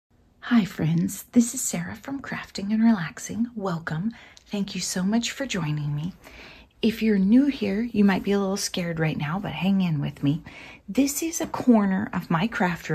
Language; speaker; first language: English; native; English